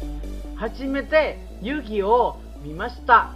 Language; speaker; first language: Japanese; non-native, learner; Thai